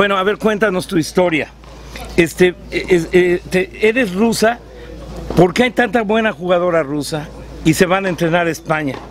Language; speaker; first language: Spanish; native; Spanish